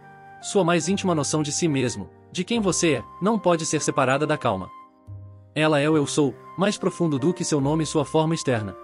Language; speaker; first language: Portuguese; native; Portuguese